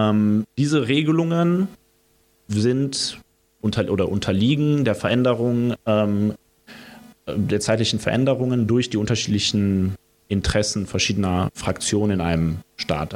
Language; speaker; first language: German; early bilingual, other home language; Romanian